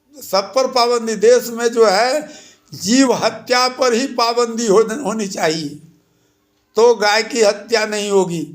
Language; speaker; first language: Hindi; native; Hindi